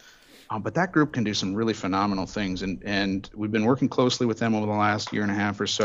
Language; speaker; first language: English; native; English